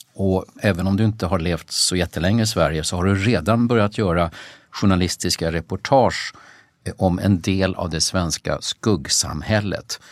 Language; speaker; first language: Swedish; native; Swedish